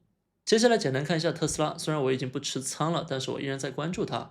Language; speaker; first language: Chinese; native; Chinese